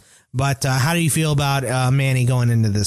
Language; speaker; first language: English; native; English